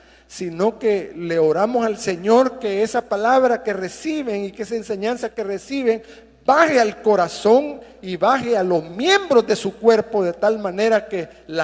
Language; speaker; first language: Spanish; native; Spanish